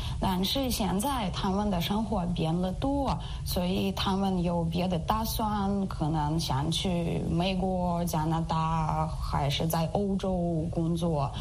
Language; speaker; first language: Chinese; non-native, learner; Ukrainian